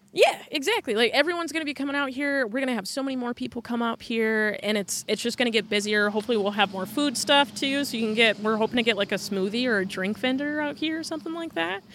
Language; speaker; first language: English; native; English